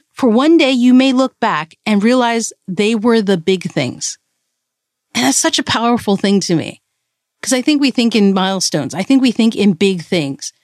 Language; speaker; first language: English; early bilingual, other home language; Malayalam